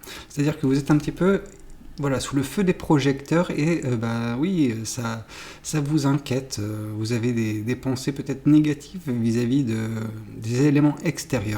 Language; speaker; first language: French; native; French